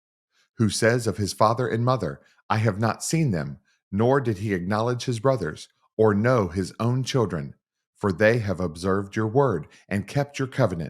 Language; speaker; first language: English; native; English